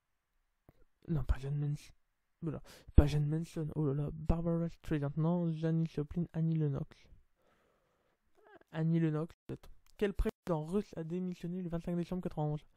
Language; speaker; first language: French; native; French